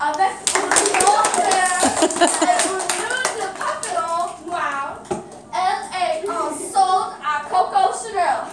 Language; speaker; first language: French; non-native, learner; English